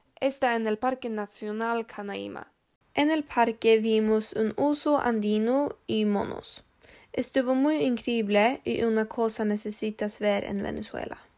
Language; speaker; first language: Spanish; non-native, learner; Swedish